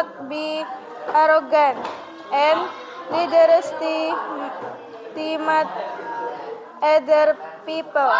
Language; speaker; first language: English; non-native, learner; Indonesian